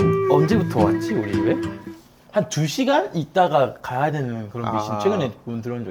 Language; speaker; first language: Korean; early bilingual, other home language; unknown